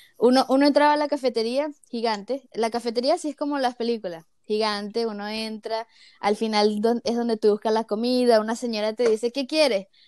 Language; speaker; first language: Spanish; native; Spanish